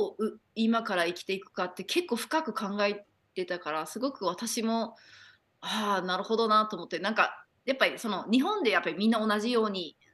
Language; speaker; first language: Japanese; early bilingual, heritage; Japanese